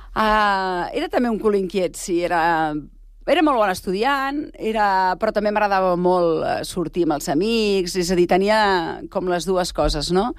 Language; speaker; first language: Catalan; native; Catalan